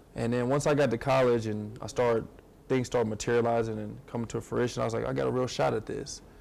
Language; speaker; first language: English; native; English